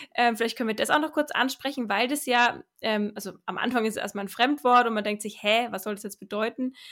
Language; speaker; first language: German; native; German